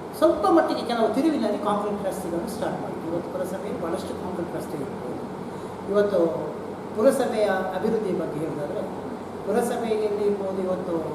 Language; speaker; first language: Kannada; native; Kannada